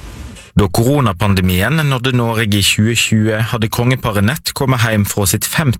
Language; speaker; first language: Norwegian; native; Norwegian